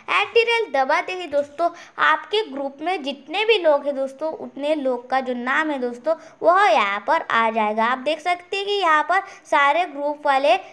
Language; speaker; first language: Hindi; non-native, local second language; Marathi